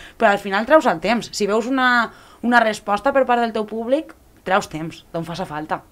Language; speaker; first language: Catalan; native; Catalan